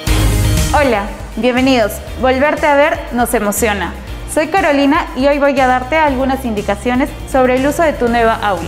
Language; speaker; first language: Spanish; native; Spanish